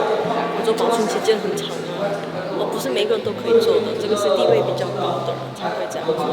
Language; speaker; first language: Chinese; non-native, fluent; Korean